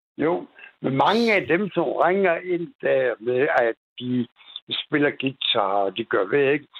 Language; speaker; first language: Danish; native; Danish